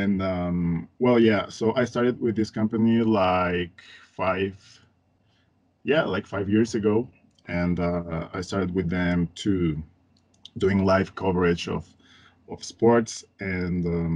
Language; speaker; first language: English; non-native, fluent; Spanish